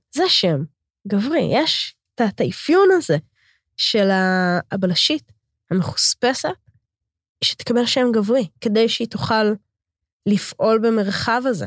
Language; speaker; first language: Hebrew; native; Hebrew